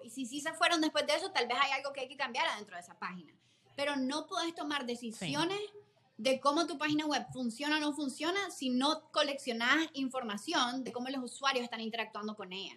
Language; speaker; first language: Spanish; native; Spanish